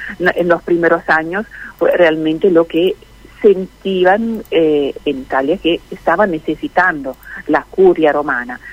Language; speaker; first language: Spanish; non-native, fluent; Italian